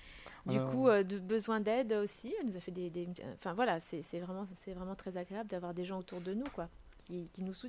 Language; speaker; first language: French; native; French